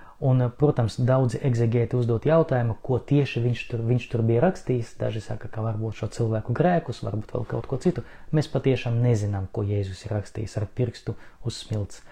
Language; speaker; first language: Latvian; non-native, local second language; Russian